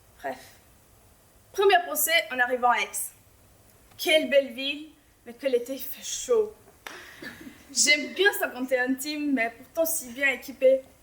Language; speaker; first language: French; non-native, fluent; Albanian